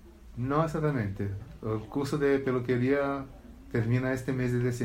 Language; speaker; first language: Spanish; non-native, learner; Portuguese